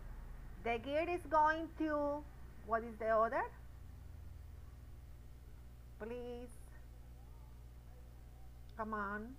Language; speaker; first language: English; non-native, learner; Spanish